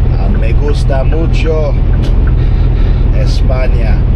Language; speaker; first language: Spanish; non-native, learner; English